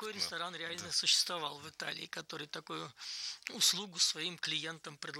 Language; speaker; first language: Russian; native; Russian